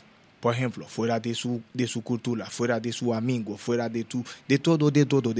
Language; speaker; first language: Spanish; non-native, learner; Haitian Creole